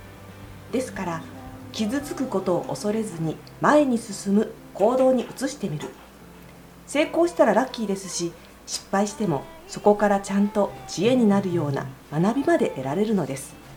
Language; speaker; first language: Japanese; native; Japanese